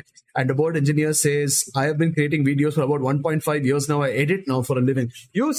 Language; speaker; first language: English; non-native, local second language; Tamil